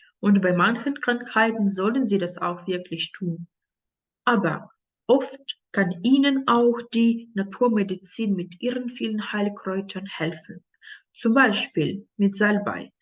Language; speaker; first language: German; non-native, fluent; Ukrainian